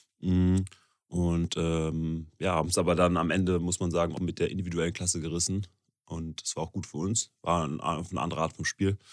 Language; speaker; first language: German; native; German